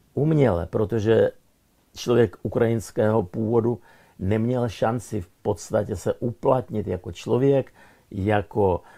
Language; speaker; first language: Czech; non-native, fluent; Ukrainian